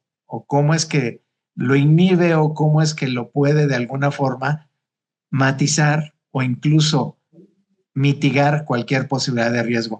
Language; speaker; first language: Spanish; native; Spanish